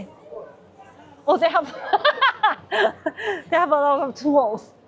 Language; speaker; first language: English; non-native, learner; Chinese